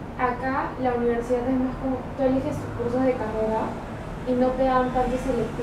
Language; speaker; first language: Spanish; native; Spanish